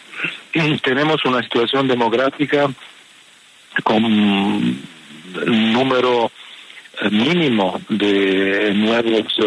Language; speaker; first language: Spanish; non-native, fluent; Italian